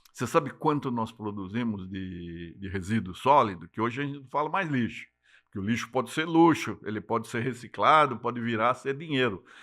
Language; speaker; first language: Portuguese; native; Portuguese